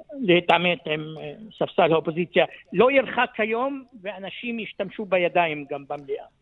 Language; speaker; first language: Hebrew; non-native, local second language; Arabic